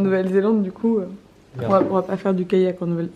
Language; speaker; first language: French; native; French